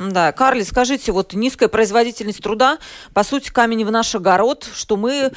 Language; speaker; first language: Russian; native; Russian